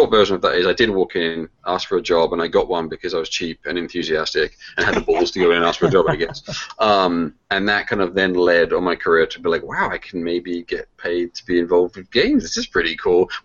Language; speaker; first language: English; native; English